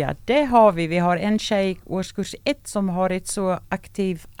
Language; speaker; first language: Swedish; non-native, fluent; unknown